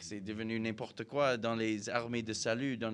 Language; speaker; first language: French; non-native, fluent; English